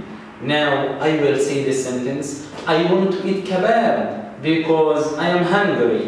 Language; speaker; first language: English; non-native, fluent; Arabic